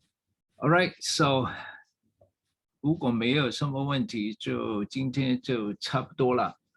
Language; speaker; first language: Chinese; non-native, fluent; English